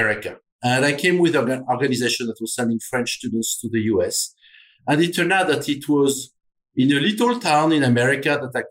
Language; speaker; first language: English; non-native, fluent; French